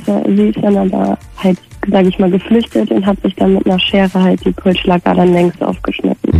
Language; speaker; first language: German; native; German